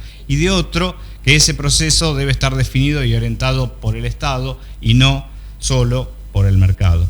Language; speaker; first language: Spanish; native; Spanish